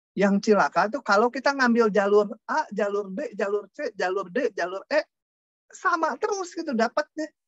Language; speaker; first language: Indonesian; non-native, local second language; Sundanese